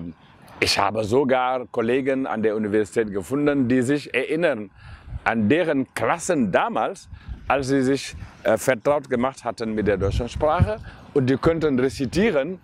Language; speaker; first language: German; non-native, fluent; Wolof